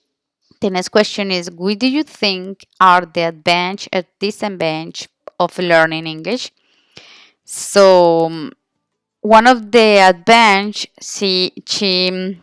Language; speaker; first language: English; non-native, learner; Spanish